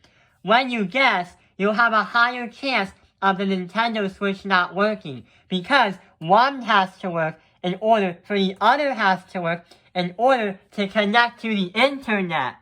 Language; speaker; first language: English; native; English